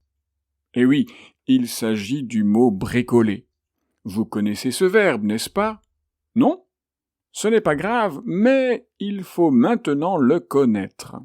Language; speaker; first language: French; native; French